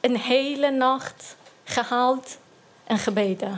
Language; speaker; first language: Dutch; non-native, learner; Persian